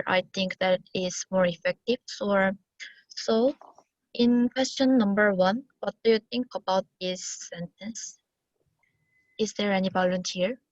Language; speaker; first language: English; non-native, learner; Korean